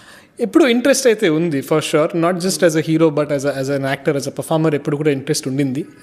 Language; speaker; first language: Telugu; early bilingual, heritage; Telugu